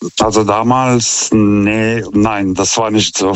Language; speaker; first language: German; non-native, fluent; Lithuanian